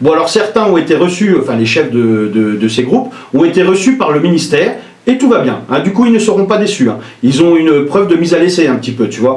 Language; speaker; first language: French; native; French